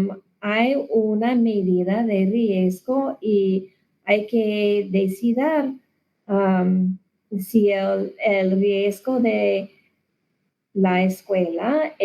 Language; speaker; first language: Spanish; non-native, learner; English